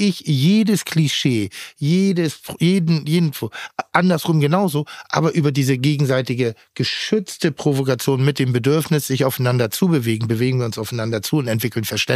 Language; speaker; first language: German; native; German